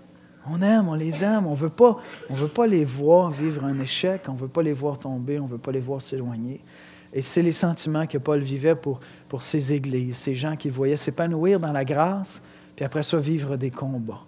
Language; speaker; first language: French; native; French